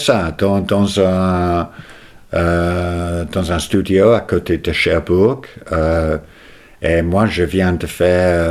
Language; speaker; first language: French; non-native, fluent; English